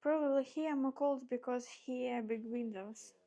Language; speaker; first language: English; non-native, learner; Ukrainian